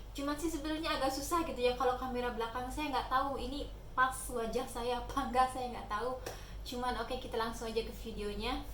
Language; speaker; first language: Indonesian; native; Indonesian